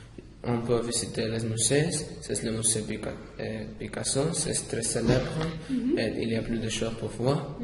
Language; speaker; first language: French; non-native, learner; English